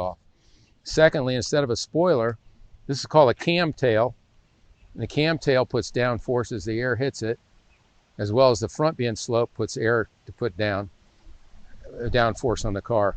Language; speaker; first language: English; native; English